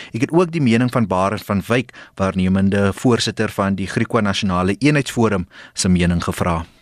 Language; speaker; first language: Afrikaans; native; Afrikaans